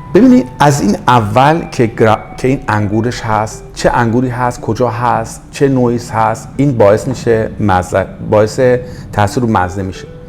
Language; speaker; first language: Persian; native; Persian